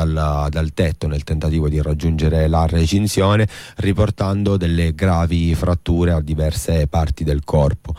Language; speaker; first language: Italian; native; Italian